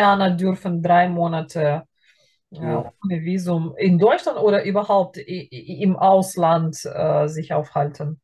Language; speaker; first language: German; non-native, fluent; Russian